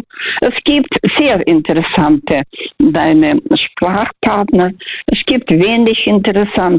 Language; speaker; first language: German; non-native, fluent; Russian